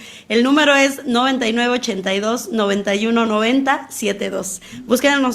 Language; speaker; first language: Spanish; native; Spanish